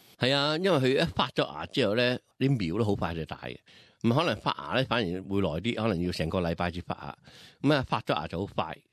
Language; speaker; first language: Cantonese; native; Cantonese